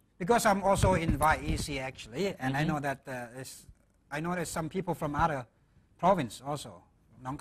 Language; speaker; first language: English; non-native, fluent; Thai